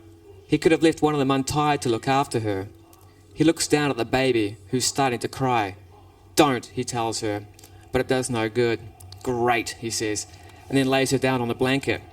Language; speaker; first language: English; native; English